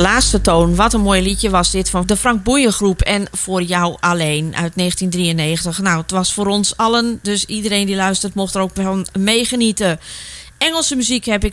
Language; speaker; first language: Dutch; native; Dutch